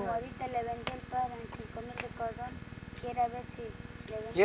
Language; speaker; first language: Spanish; native; Spanish